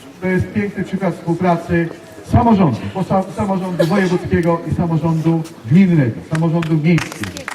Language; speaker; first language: Polish; native; Polish